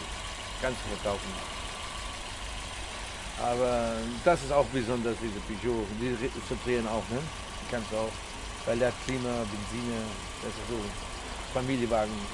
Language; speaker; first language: German; non-native, learner; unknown